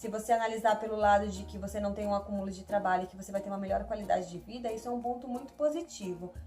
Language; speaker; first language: Portuguese; native; Portuguese